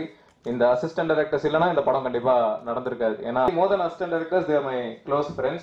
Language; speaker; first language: Tamil; native; Tamil